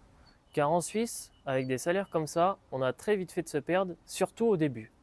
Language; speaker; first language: French; native; French